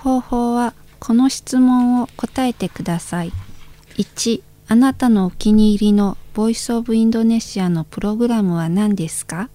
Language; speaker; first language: Japanese; non-native, fluent; Indonesian